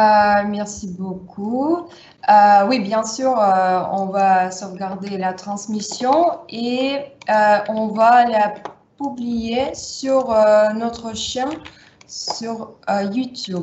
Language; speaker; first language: French; non-native, fluent; Russian